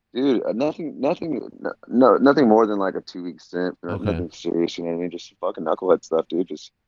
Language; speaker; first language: English; native; English